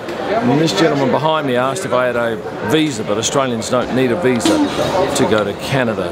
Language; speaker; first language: English; native; English